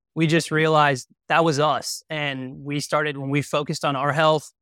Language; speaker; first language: English; native; English